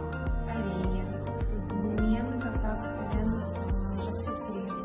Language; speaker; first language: Kazakh; non-native, learner; Russian